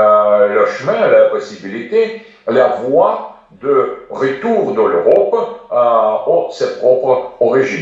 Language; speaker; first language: French; non-native, fluent; Russian